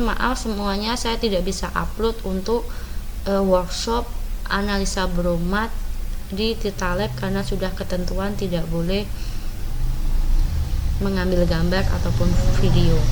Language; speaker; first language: Indonesian; non-native, local second language; Javanese